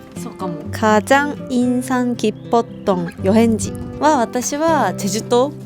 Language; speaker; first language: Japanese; native; Japanese